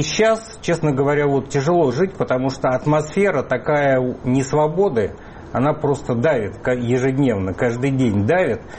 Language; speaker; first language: Russian; native; Russian